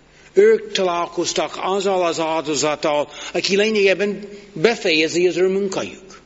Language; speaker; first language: Hungarian; non-native, learner; English